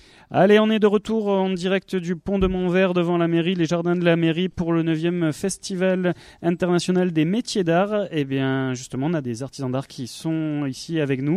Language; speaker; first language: French; native; French